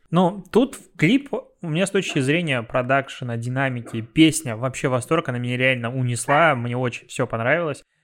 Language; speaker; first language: Russian; native; Russian